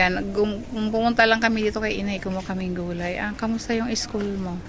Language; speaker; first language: Filipino; native; Filipino